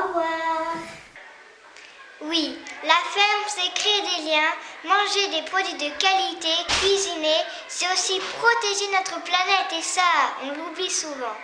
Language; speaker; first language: French; native; French